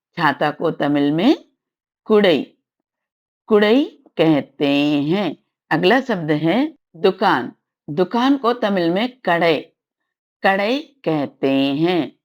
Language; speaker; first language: Hindi; non-native, local second language; Tamil